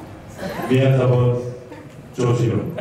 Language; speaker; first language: Russian; non-native, learner; Korean